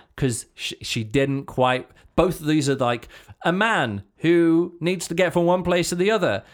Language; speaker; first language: English; native; English